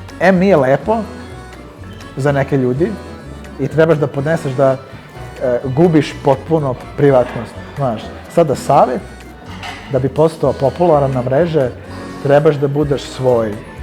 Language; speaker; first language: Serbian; early bilingual, heritage; Serbian